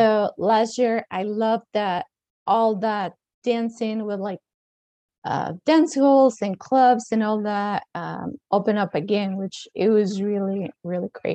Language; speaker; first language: English; non-native, fluent; Spanish